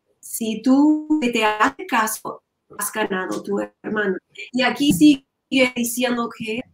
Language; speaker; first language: Spanish; non-native, learner; English